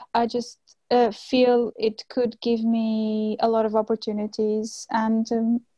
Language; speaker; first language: English; non-native, fluent; Portuguese